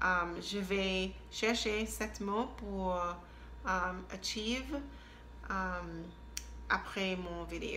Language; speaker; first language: French; non-native, learner; English